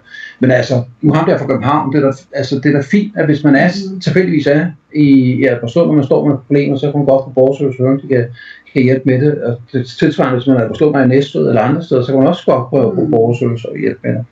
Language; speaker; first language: Danish; native; Danish